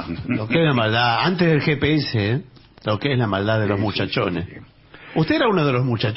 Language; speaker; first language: Spanish; native; Spanish